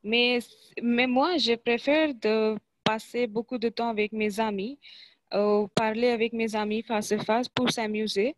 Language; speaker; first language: French; non-native, fluent; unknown